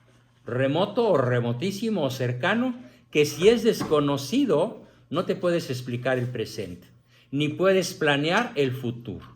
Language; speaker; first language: Spanish; native; Spanish